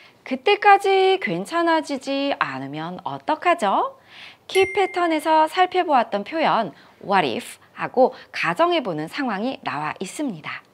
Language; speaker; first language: Korean; native; Korean